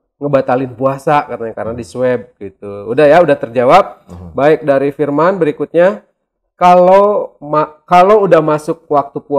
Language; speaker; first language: Indonesian; non-native, local second language; Sundanese